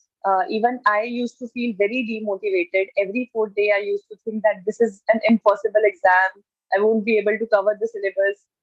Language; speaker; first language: English; non-native, local second language; Hindi